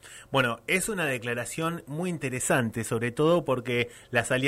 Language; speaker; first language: Spanish; native; Spanish